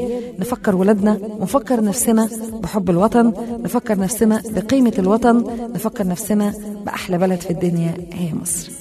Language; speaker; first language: Arabic; native; Arabic